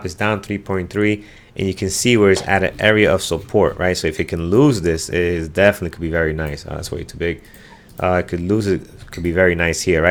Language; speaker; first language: English; native; English